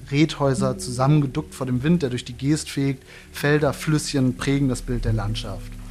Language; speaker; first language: German; native; German